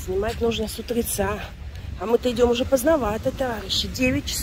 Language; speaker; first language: Russian; native; Russian